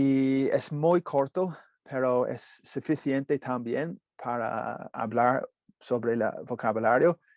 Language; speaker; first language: Spanish; non-native, learner; English